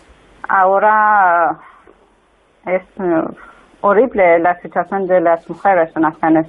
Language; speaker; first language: Spanish; non-native, learner; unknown